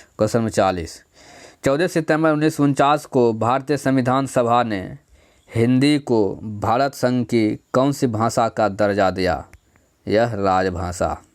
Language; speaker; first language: Hindi; native; Hindi